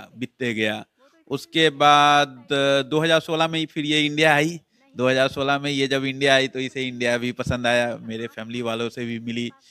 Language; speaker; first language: Hindi; native; Hindi